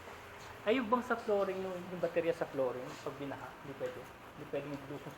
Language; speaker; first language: Filipino; native; Filipino